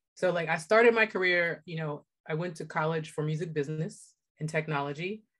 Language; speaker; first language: English; native; English